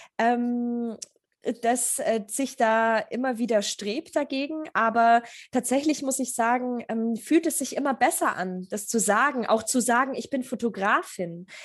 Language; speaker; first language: German; early bilingual, other home language; Polish